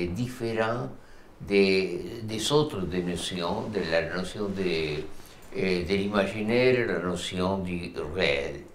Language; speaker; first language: French; non-native, fluent; Spanish